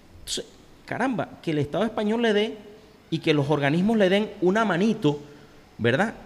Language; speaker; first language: Spanish; native; Spanish